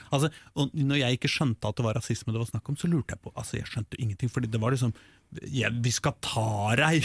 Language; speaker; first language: Norwegian; native; Norwegian